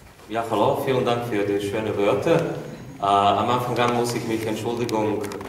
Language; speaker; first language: German; non-native, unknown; Croatian